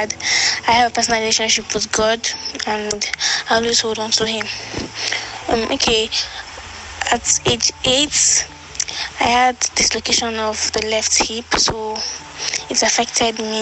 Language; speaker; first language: English; non-native, local second language; Yoruba